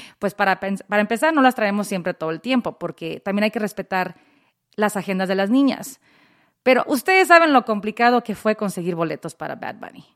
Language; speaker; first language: Spanish; early bilingual, heritage; Spanish